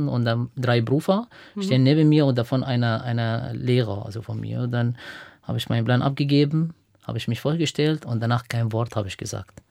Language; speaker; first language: German; non-native, fluent; Arabic